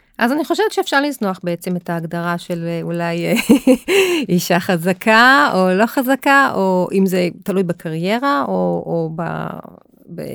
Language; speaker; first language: Hebrew; native; Hebrew